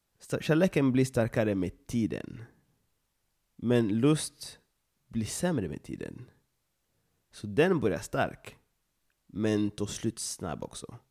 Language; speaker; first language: Swedish; non-native, fluent; Lingala